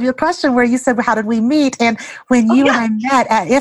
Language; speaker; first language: English; early bilingual, other home language; Chinese